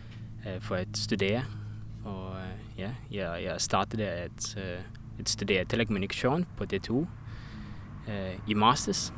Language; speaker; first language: Danish; non-native, learner; Estonian